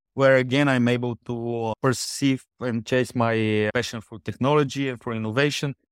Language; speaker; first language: English; non-native, fluent; Bulgarian